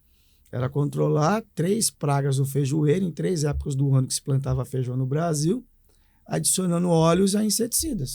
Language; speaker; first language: Portuguese; native; Portuguese